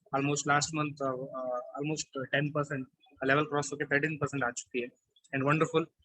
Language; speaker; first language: Hindi; non-native, local second language; Kannada